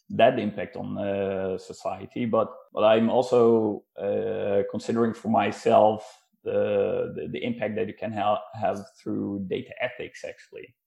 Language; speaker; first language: English; non-native, fluent; Dutch